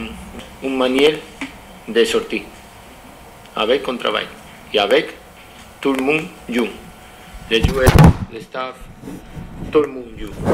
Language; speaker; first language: French; non-native, learner; Spanish